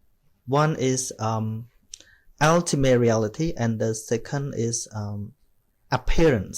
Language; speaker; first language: English; non-native, fluent; Khmer